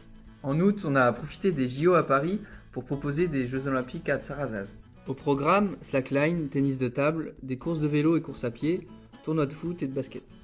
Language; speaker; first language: French; native; French